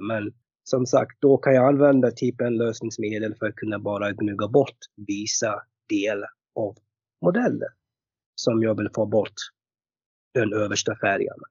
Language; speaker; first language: Swedish; non-native, fluent; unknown